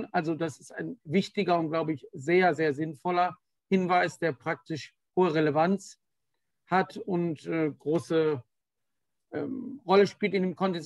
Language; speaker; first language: German; native; German